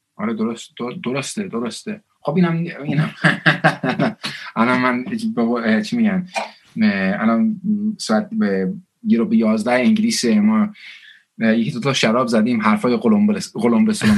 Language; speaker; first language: Persian; early bilingual, heritage; Persian